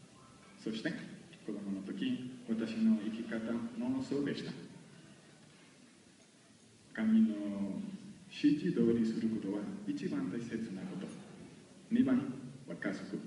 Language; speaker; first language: Japanese; non-native, learner; Spanish